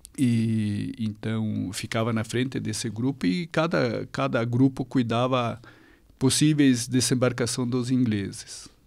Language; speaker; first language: Portuguese; non-native, fluent; Spanish